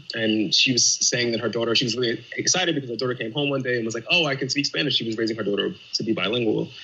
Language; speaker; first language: English; native; English